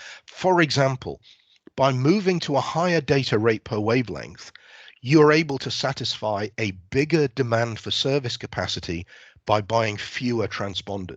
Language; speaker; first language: English; native; English